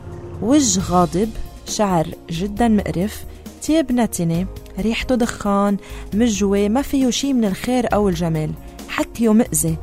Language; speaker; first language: Arabic; native; Arabic